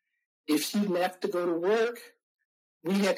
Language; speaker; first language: English; native; English